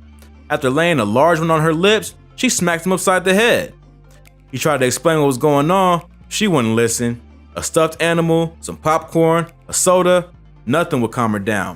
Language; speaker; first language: English; native; English